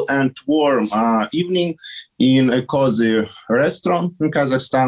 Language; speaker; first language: English; non-native, learner; Kazakh